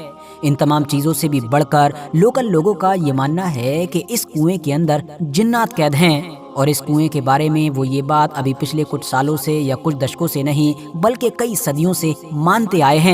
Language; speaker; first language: Hindi; native; Hindi